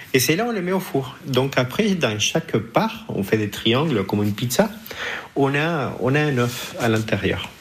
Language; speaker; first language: French; non-native, fluent; Spanish